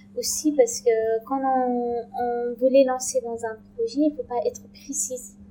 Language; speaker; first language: French; non-native, learner; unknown